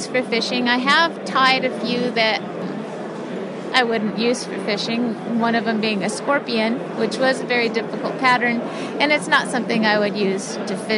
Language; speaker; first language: English; native; English